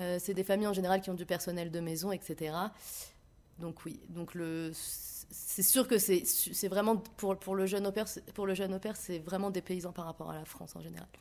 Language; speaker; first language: French; native; French